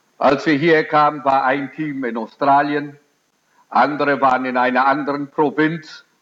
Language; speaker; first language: German; early bilingual, heritage; German